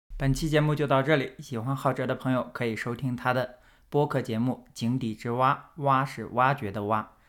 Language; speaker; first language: Chinese; native; Chinese